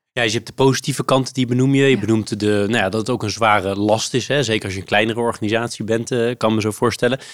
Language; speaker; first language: Dutch; native; Dutch